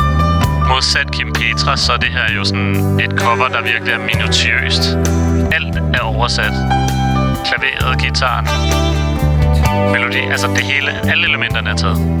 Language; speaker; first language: Danish; native; Danish